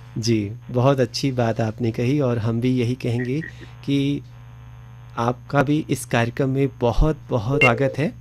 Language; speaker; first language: Hindi; native; Hindi